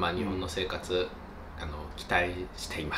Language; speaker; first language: Japanese; native; Japanese